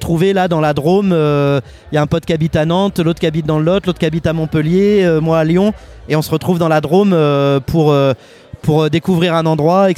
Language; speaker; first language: French; native; French